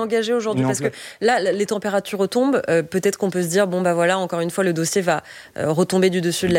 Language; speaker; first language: French; native; French